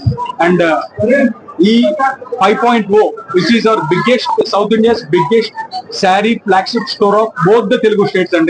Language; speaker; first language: Telugu; native; Telugu